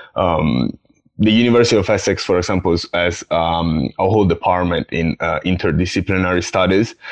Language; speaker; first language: English; non-native, fluent; Italian